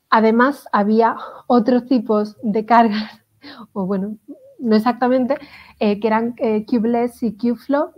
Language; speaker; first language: Spanish; native; Spanish